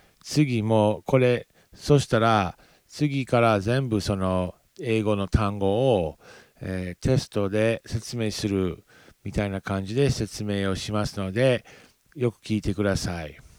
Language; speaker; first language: Japanese; non-native, fluent; English